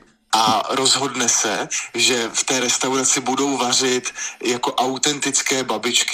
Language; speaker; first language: Czech; native; Czech